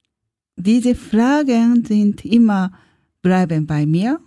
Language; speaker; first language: German; non-native, learner; Japanese